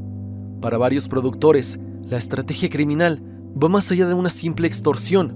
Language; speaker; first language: Spanish; native; Spanish